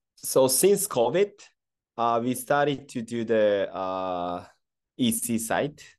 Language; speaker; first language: English; non-native, fluent; Japanese